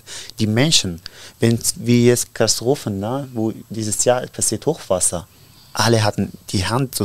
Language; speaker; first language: German; non-native, learner; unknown